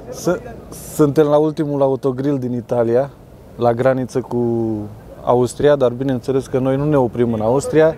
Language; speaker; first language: Romanian; native; Romanian